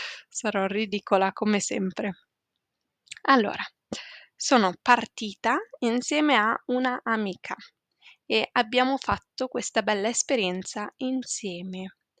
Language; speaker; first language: Italian; native; Italian